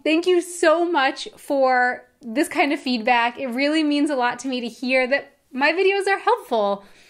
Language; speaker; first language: English; native; English